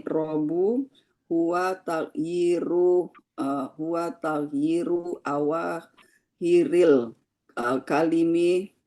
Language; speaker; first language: Arabic; non-native, fluent; Indonesian